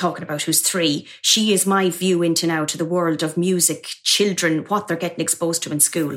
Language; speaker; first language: English; native; English